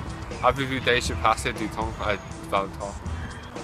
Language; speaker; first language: French; non-native, learner; English